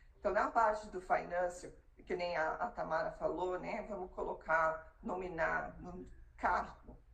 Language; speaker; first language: Portuguese; native; Portuguese